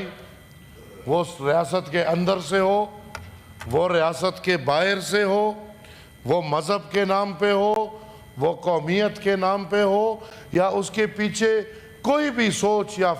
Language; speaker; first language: Urdu; non-native, local second language; Pashto